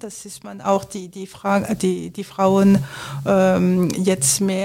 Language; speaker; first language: German; non-native, fluent; French